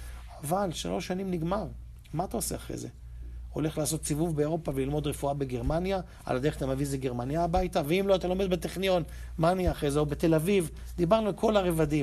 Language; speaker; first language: Hebrew; native; Hebrew